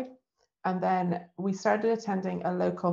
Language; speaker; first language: English; native; English